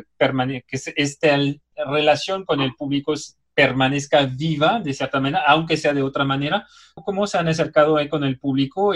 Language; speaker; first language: Spanish; native; Spanish